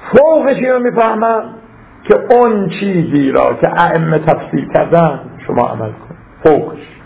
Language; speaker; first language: Persian; native; Persian